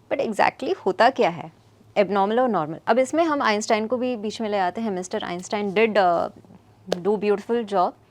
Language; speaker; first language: Hindi; native; Hindi